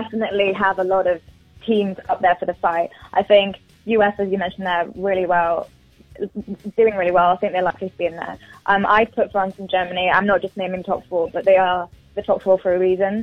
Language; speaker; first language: English; native; English